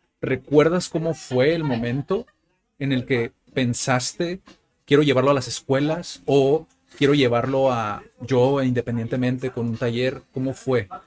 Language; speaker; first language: Spanish; native; Spanish